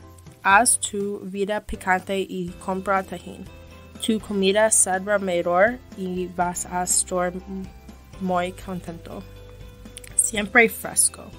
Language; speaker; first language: Spanish; non-native, learner; English